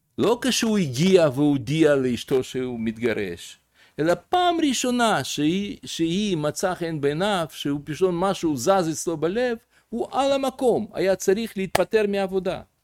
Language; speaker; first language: Hebrew; native; Hebrew